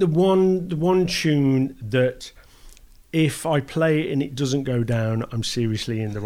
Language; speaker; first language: English; native; English